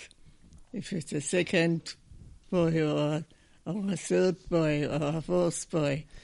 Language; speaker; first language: English; non-native, fluent; German